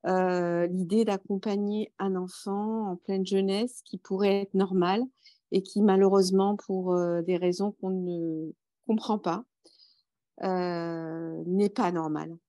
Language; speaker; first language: French; native; French